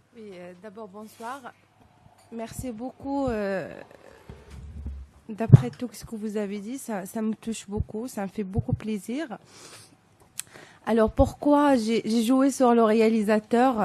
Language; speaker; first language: French; non-native, local second language; Arabic